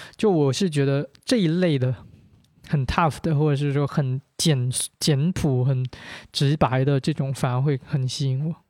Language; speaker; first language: Chinese; non-native, local second language; Min Nan Chinese